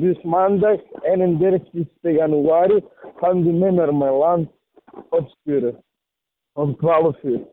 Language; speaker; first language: Dutch; early bilingual, other home language; Serbian